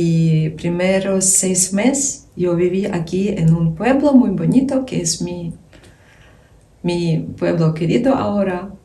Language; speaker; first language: Spanish; non-native, fluent; Ukrainian